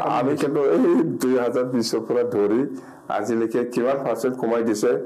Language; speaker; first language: Assamese; non-native, local second language; Bodo